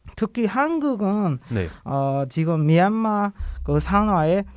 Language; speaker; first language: Korean; non-native, learner; Burmese